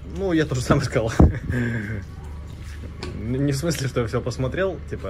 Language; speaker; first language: Russian; native; Russian